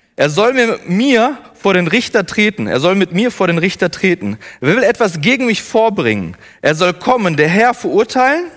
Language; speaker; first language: German; native; German